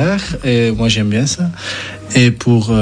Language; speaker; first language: French; non-native, local second language; Dutch